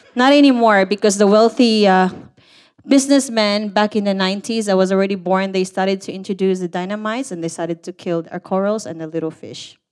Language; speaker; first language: English; non-native, local second language; Cebuano